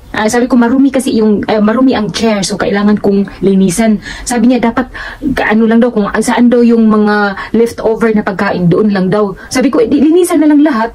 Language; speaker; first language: Filipino; native; Filipino